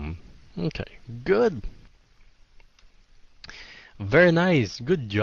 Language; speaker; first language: English; non-native, fluent; Vietnamese